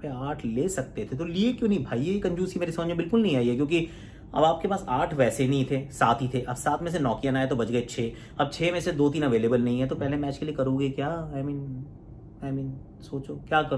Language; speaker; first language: Hindi; native; Hindi